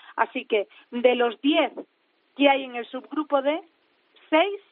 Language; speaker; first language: Spanish; native; Spanish